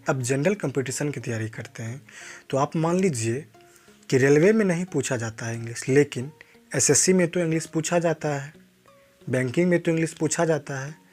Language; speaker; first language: Hindi; native; Hindi